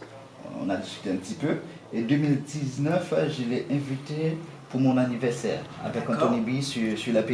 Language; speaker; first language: French; non-native, local second language; Haitian Creole